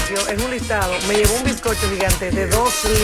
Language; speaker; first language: Spanish; native; Spanish